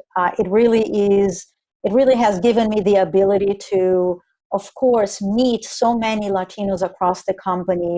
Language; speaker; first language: English; non-native, fluent; Spanish